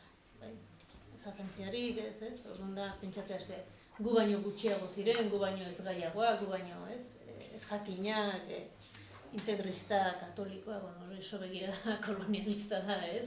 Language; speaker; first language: Basque; native; Basque